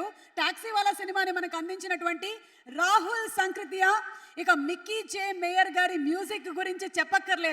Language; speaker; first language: Telugu; native; Telugu